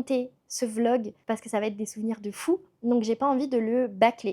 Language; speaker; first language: French; native; French